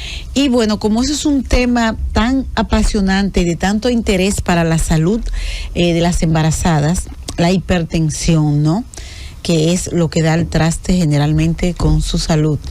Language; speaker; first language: Spanish; native; Spanish